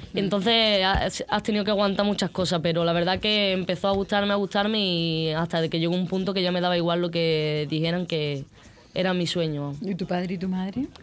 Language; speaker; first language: Spanish; native; Spanish